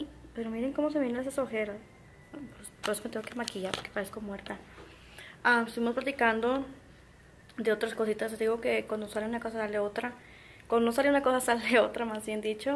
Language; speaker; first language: Spanish; early bilingual, heritage; Spanish